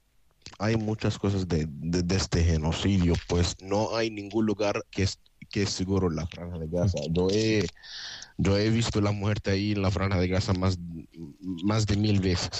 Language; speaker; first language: Spanish; non-native, fluent; Arabic